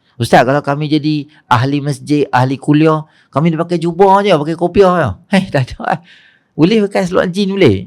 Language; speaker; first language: Malay; native; Malay